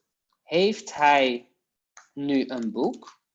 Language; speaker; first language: Dutch; non-native, fluent; Polish